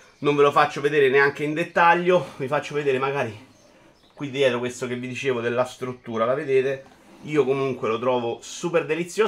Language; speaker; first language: Italian; native; Italian